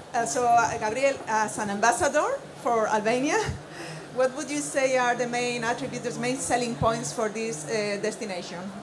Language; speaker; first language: English; non-native, fluent; Spanish